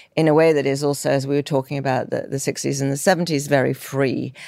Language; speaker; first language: English; native; English